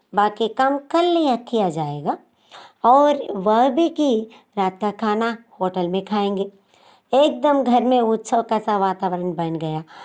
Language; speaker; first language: Hindi; non-native, local second language; Telugu